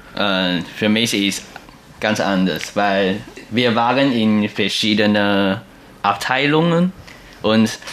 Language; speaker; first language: German; non-native, learner; Chinese